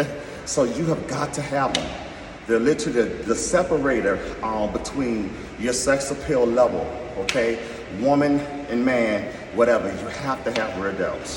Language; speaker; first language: English; native; English